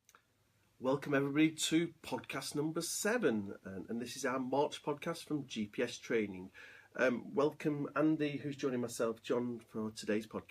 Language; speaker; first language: English; native; English